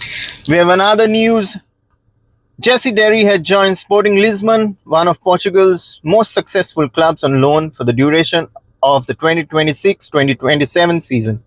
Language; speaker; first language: English; non-native, local second language; Konkani